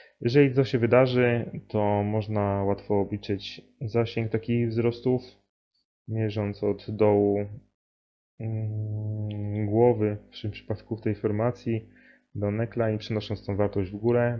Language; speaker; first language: Polish; native; Polish